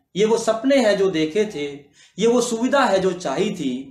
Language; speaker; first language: Hindi; native; Hindi